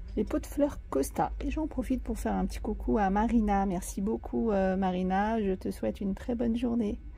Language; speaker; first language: French; native; French